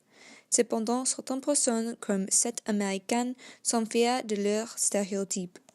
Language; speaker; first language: French; non-native, learner; English